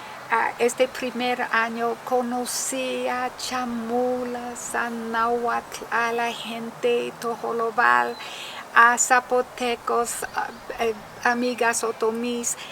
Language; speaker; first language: Spanish; non-native, fluent; English